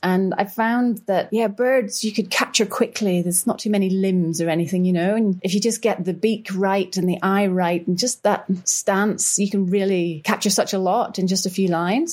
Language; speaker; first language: English; native; English